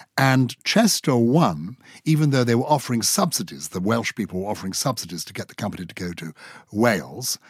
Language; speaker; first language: English; native; English